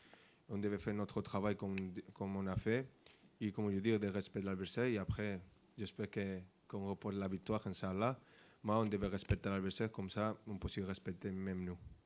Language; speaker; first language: French; non-native, fluent; Spanish